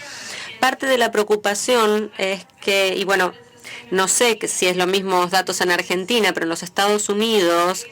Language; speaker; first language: Spanish; native; Spanish